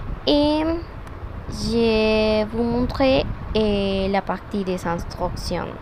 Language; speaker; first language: French; non-native, learner; Spanish